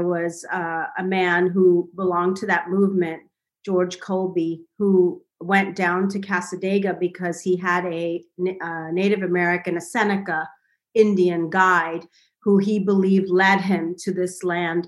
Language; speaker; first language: English; non-native, local second language; Bangla